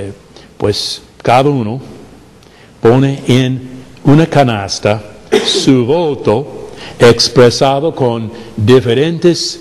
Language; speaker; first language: Spanish; non-native, fluent; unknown